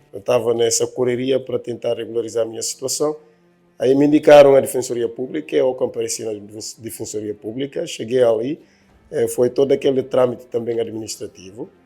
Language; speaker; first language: Portuguese; non-native, local second language; Upper Guinea Crioulo